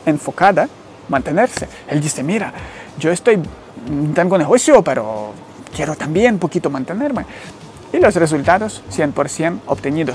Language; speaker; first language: Spanish; non-native, fluent; Ukrainian